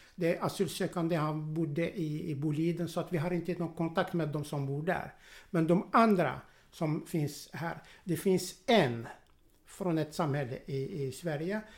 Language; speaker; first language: Swedish; non-native, fluent; Arabic